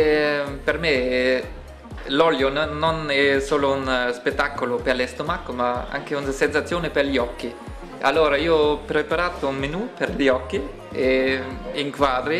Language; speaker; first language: Italian; non-native, learner; German